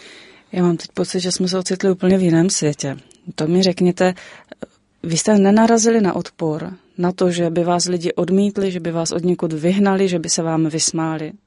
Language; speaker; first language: Czech; native; Czech